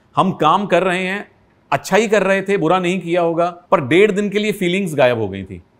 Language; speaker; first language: Hindi; native; Hindi